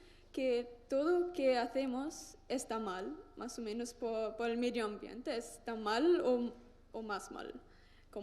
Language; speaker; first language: Spanish; non-native, learner; German